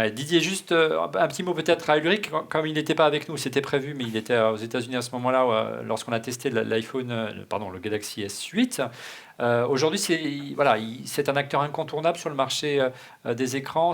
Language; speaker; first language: French; native; French